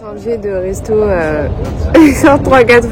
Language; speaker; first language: French; native; French